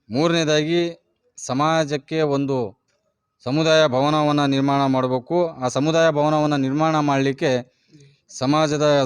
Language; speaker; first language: Kannada; non-native, local second language; Lambadi